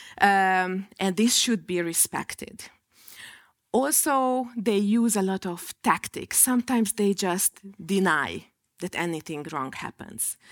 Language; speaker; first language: English; non-native, fluent; Hungarian